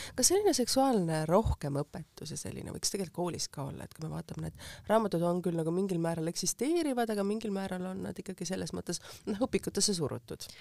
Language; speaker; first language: Estonian; native; Estonian